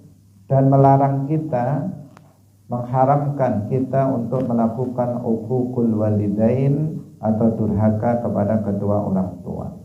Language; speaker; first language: Indonesian; non-native, local second language; Javanese